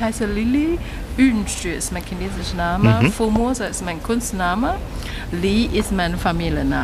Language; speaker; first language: German; non-native, learner; Chinese